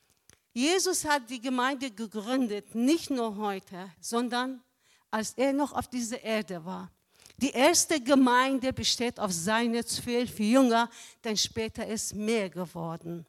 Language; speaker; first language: German; non-native, fluent; Persian